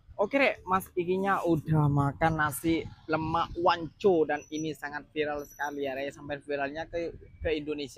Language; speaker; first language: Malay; non-native, local second language; Javanese